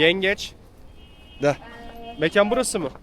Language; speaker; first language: Turkish; native; Turkish